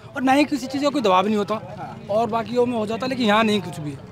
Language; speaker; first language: Hindi; native; Hindi